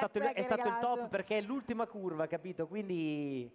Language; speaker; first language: Italian; native; Italian